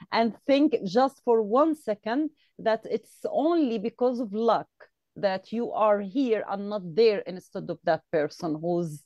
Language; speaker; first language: English; non-native, fluent; Arabic